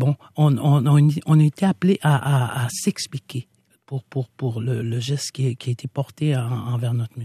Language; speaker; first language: French; non-native, local second language; Innu-aimun